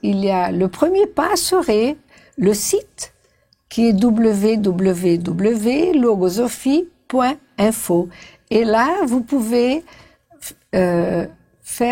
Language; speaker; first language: French; non-native, fluent; Portuguese